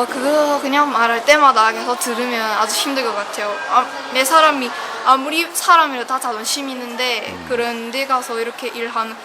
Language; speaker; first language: Korean; early bilingual, heritage; Korean